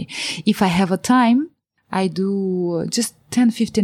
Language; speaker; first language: English; non-native, fluent; Romanian